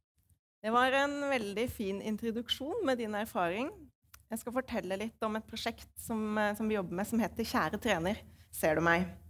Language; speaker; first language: Norwegian; native; Norwegian